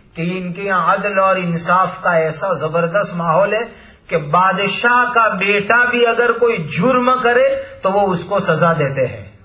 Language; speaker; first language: Urdu; non-native, local second language; Gujarati